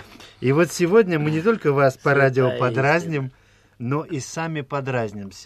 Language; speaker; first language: Russian; native; Russian